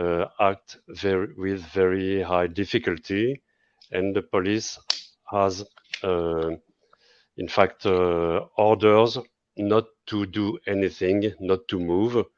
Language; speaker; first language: English; non-native, fluent; French